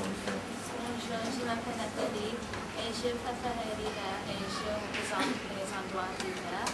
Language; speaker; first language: French; non-native, learner; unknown